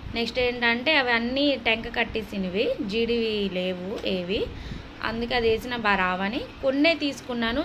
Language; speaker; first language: Telugu; non-native, local second language; Urdu